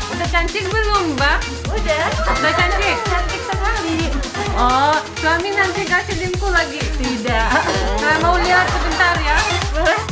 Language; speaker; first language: Indonesian; non-native, learner; Russian